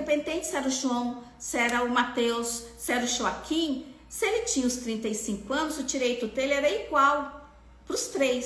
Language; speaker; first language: Portuguese; native; Portuguese